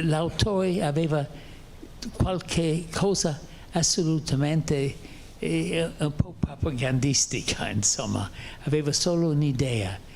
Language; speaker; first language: Italian; non-native, fluent; English